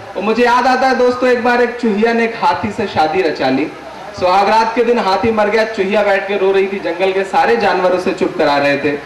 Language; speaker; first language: Hindi; native; Hindi